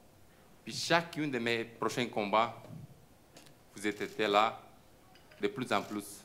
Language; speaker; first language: French; non-native, fluent; Romanian